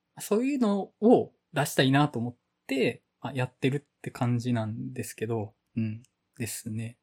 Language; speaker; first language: Japanese; native; Japanese